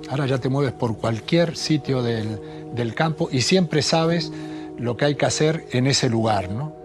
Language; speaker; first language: Spanish; native; Spanish